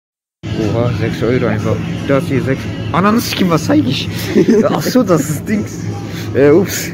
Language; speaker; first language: German; early bilingual, other home language; Turkish